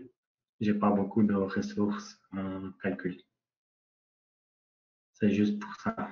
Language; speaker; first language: French; non-native, learner; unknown